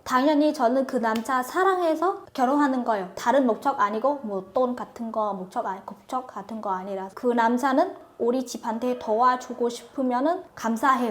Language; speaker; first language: Korean; non-native, fluent; Vietnamese